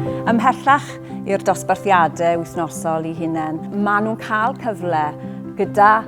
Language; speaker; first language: Welsh; native; Welsh